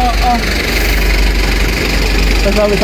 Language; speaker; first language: Filipino; native; Filipino